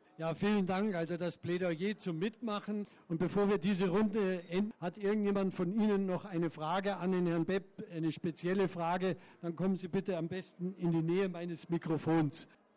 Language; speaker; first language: German; native; German